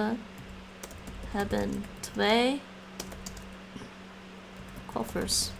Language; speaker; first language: Dutch; non-native, learner; English